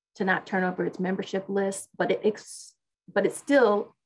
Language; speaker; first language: English; native; English